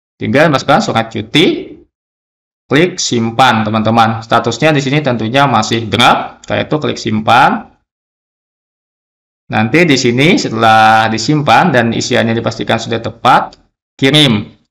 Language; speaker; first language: Indonesian; native; Indonesian